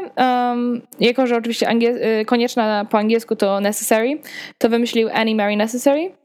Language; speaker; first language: Polish; early bilingual, heritage; Polish